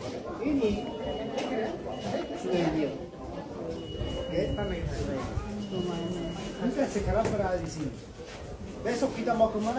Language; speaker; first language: Indonesian; non-native, fluent; Arabic